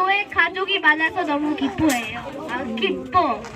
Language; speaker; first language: Korean; early bilingual, other home language; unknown